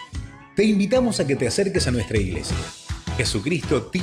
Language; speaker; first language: Spanish; native; Spanish